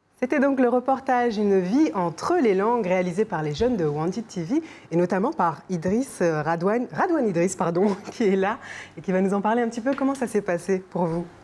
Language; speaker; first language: French; native; French